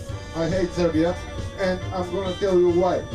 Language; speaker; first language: English; non-native, learner; Bulgarian